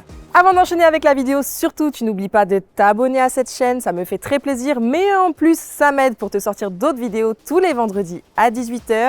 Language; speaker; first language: French; native; French